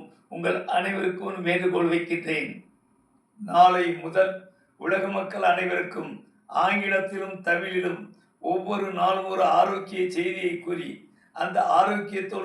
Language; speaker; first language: Tamil; native; Tamil